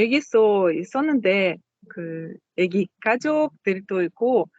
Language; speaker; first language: Korean; non-native, learner; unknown